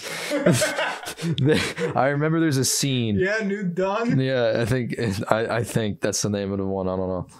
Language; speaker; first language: English; native; English